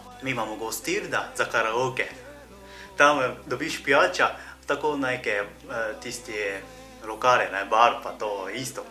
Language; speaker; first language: Slovenian; non-native, learner; Japanese